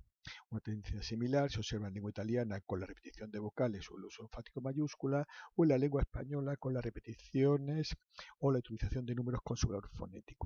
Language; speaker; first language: Spanish; native; Spanish